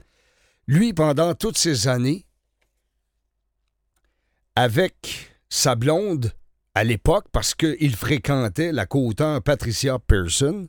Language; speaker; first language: French; native; French